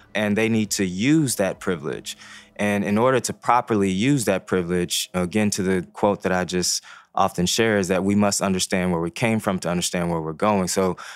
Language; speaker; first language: English; early bilingual, other home language; Haitian Creole